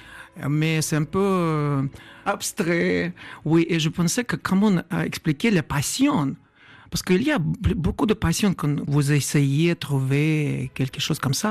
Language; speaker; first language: French; non-native, fluent; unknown